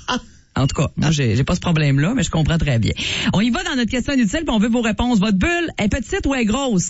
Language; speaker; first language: French; native; French